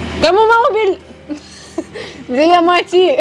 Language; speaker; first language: Indonesian; non-native, learner; Russian